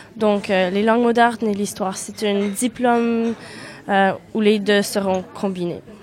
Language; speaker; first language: French; non-native, fluent; Polish